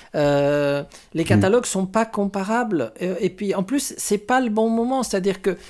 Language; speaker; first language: French; non-native, fluent; Spanish